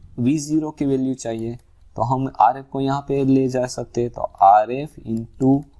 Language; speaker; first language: Hindi; non-native, local second language; Gujarati